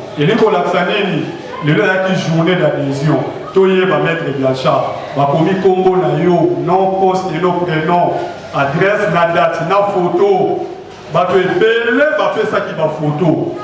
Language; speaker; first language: Lingala; native; Lingala